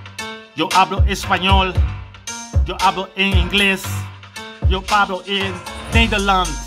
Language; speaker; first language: Spanish; non-native, learner; Papiamento